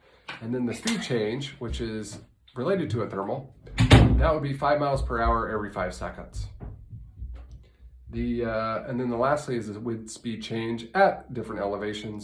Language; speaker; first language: English; native; English